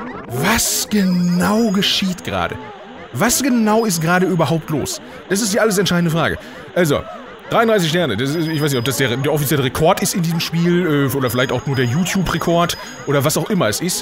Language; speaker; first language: German; native; German